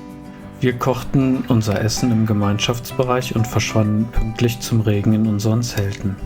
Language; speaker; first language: German; native; German